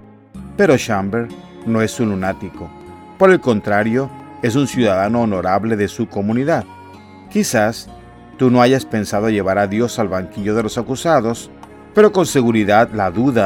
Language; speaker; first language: Spanish; native; Spanish